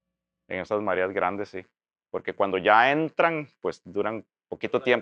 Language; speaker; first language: Spanish; native; Spanish